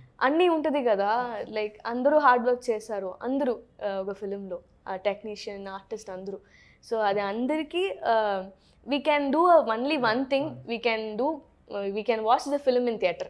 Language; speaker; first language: Telugu; non-native, learner; Tamil